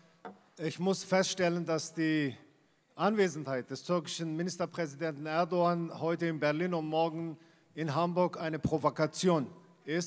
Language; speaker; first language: German; non-native, fluent; Kurdish